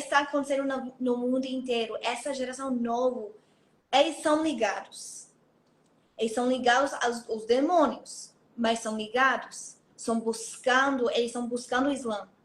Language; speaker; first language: Portuguese; non-native, fluent; Hebrew